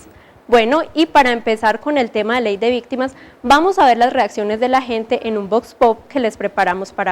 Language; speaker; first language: Spanish; native; Spanish